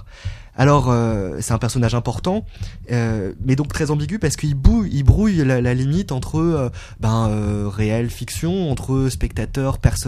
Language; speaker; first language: French; native; French